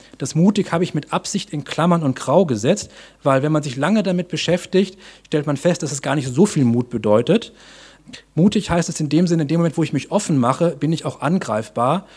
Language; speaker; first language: German; native; German